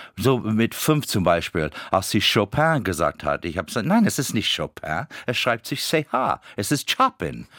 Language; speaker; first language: German; non-native, fluent; English